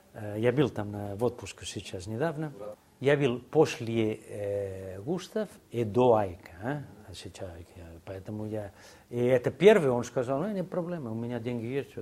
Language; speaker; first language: Russian; non-native, fluent; Spanish